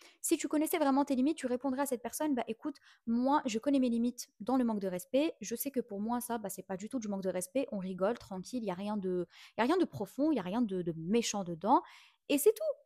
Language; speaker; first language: French; non-native, local second language; Arabic